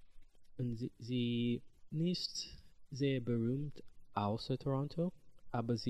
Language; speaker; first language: German; non-native, learner; English